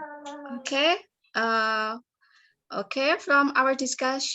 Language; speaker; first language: English; non-native, learner; Indonesian